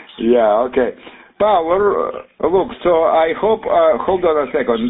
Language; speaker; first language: English; non-native, fluent; Russian